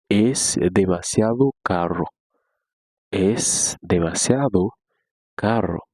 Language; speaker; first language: Spanish; non-native, learner; Haitian Creole